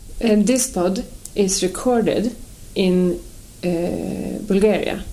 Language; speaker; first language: English; non-native, fluent; Swedish